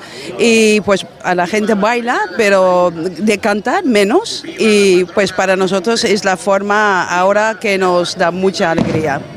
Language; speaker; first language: Spanish; non-native, fluent; Dutch